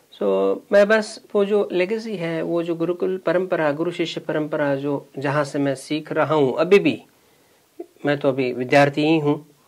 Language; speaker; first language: Hindi; non-native, local second language; Marathi